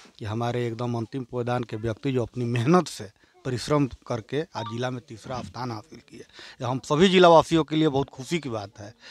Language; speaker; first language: Hindi; native; Hindi